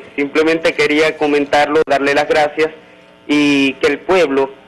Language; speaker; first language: Spanish; native; Spanish